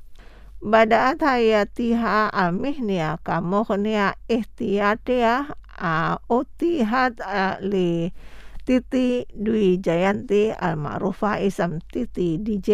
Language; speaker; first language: Arabic; non-native, fluent; Indonesian